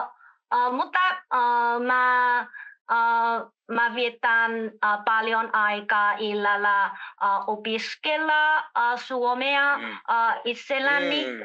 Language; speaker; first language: Finnish; non-native, learner; Vietnamese